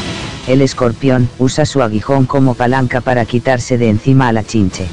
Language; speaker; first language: Spanish; native; Spanish